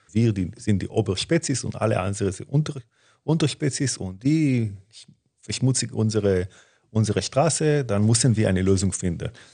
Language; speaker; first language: German; non-native, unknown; Hebrew